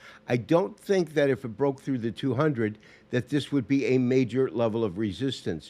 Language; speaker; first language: English; native; English